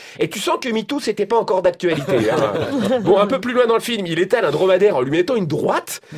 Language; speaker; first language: French; native; French